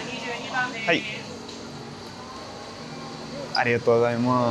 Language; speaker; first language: Japanese; non-native, learner; English